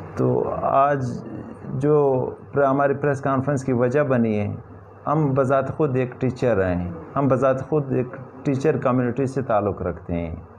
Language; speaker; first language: Urdu; non-native, local second language; Pashto